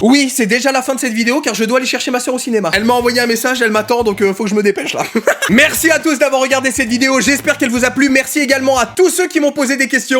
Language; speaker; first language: French; native; French